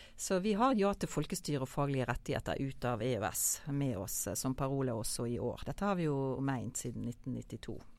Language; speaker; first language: Norwegian; native; Norwegian